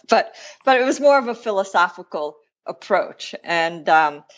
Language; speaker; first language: English; native; English